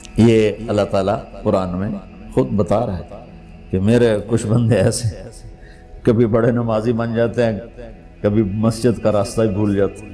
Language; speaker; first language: Urdu; non-native, local second language; Punjabi